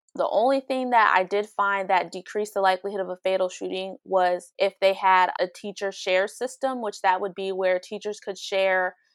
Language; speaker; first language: English; native; English